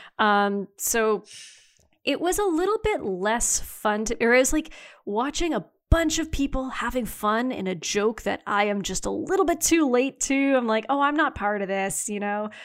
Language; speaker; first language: English; native; English